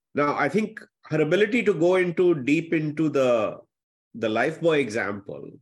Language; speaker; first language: English; non-native, local second language; Hindi